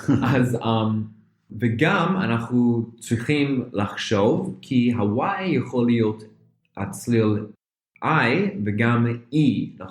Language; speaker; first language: Hebrew; non-native, fluent; English